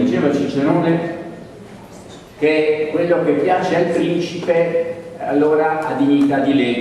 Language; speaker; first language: Italian; native; Italian